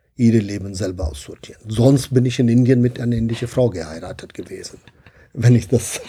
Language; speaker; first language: German; non-native, fluent; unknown